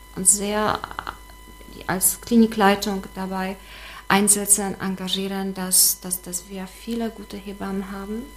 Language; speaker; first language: German; non-native, fluent; Polish